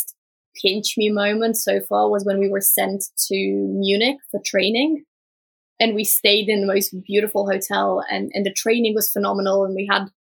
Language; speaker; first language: English; early bilingual, other home language; Romanian